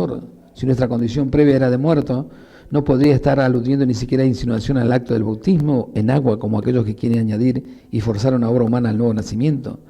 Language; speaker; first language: Spanish; native; Spanish